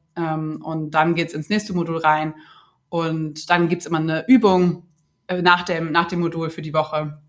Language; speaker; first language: German; native; German